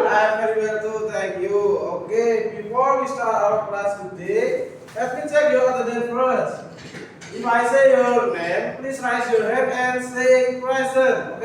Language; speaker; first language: English; non-native, learner; Indonesian